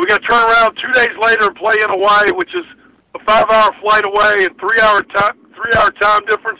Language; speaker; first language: English; native; English